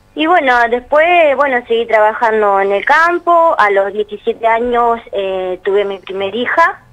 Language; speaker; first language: Spanish; native; Spanish